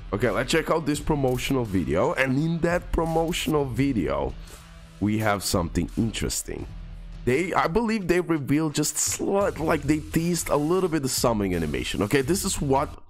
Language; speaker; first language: English; non-native, fluent; Croatian